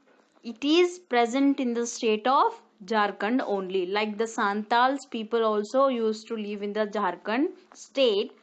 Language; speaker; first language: English; non-native, local second language; Telugu